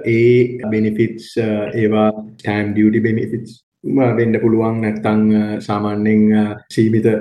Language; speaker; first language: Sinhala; non-native, local second language; Tamil